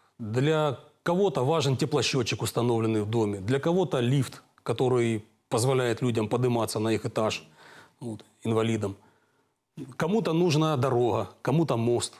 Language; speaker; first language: Russian; native; Russian